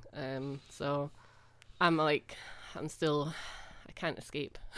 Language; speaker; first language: English; native; English